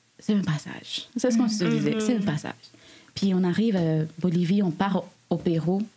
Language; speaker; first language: French; non-native, local second language; Haitian Creole